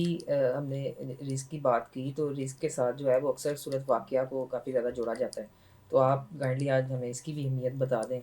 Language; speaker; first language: Urdu; native; Urdu